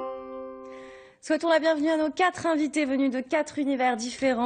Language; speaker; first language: French; native; French